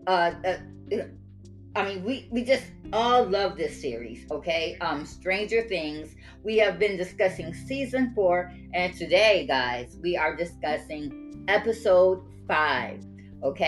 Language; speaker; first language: English; native; English